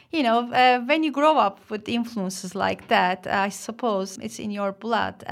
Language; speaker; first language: English; non-native, fluent; Turkish